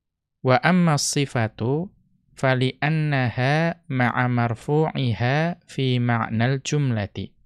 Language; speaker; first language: Arabic; non-native, fluent; Indonesian